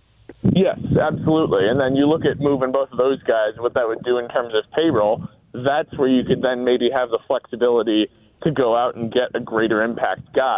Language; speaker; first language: English; native; English